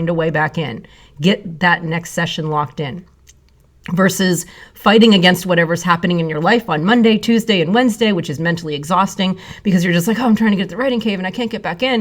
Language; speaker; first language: English; native; English